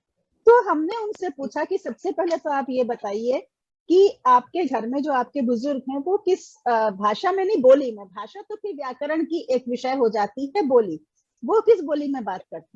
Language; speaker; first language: Hindi; native; Hindi